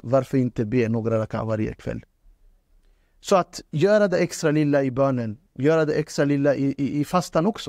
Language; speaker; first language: Swedish; non-native, fluent; Urdu